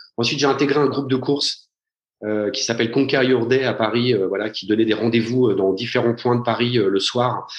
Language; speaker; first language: French; native; French